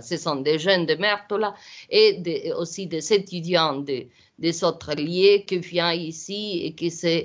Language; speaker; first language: French; non-native, learner; Portuguese